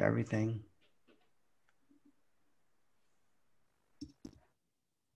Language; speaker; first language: English; native; English